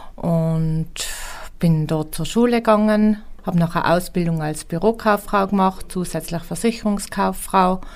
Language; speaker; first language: German; native; German